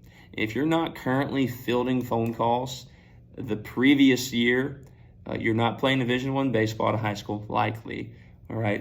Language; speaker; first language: English; native; English